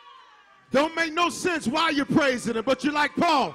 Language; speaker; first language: English; native; English